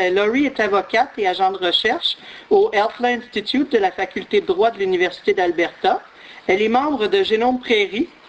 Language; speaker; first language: French; native; French